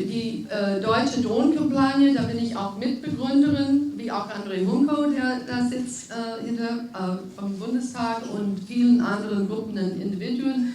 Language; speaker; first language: German; non-native, fluent; English